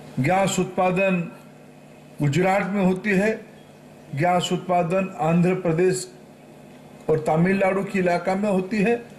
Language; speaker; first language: Hindi; non-native, local second language; Odia